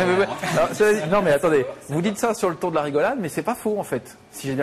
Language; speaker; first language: French; native; French